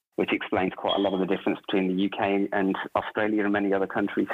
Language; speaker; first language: English; native; English